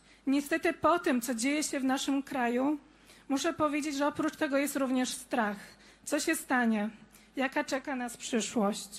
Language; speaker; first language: Polish; native; Polish